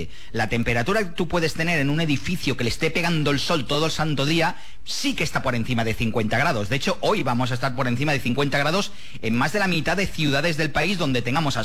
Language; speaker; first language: Spanish; native; Spanish